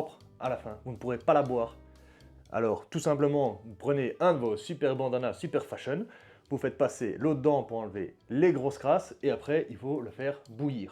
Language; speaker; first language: French; native; French